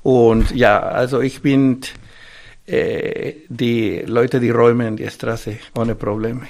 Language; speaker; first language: German; non-native, fluent; Spanish